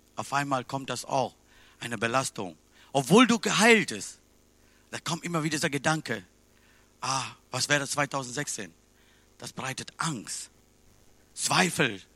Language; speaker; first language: German; non-native, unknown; Tamil